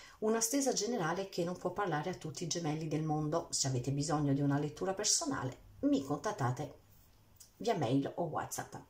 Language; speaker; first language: Italian; early bilingual, heritage; Italian